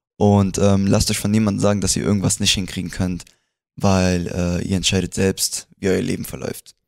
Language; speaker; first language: German; early bilingual, other home language; Spanish